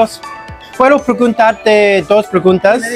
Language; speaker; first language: Spanish; non-native, learner; English